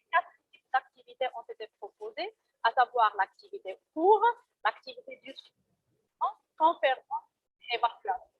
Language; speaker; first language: French; non-native, local second language; Arabic